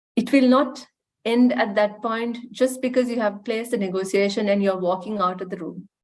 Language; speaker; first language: English; non-native, local second language; Sinhala